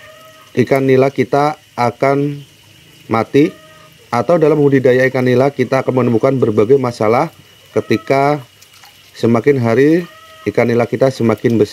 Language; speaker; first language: Indonesian; native; Indonesian